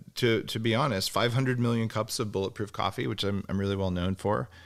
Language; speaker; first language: English; native; English